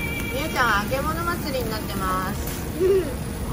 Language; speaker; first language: Japanese; native; Japanese